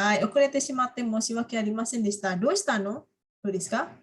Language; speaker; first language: Japanese; non-native, fluent; Indonesian